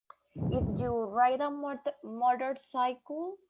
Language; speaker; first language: English; non-native, learner; Spanish